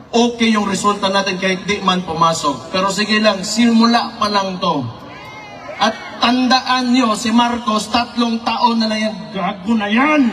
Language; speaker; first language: Filipino; non-native, local second language; Cebuano